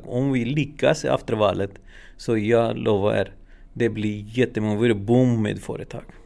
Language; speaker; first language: Swedish; non-native, learner; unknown